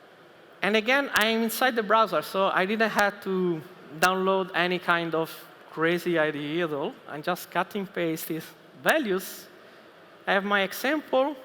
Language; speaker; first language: English; non-native, fluent; Italian